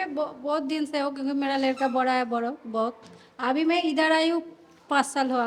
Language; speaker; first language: Hindi; non-native, local second language; Bangla